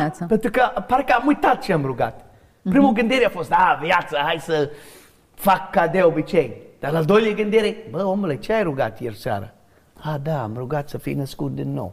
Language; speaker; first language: Romanian; non-native, learner; English